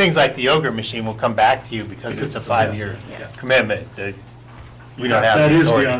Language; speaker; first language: English; native; English